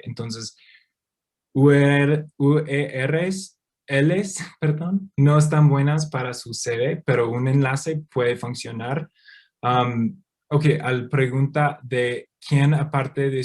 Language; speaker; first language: Spanish; non-native, fluent; English